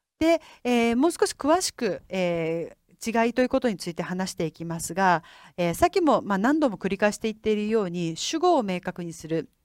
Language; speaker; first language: Japanese; native; Japanese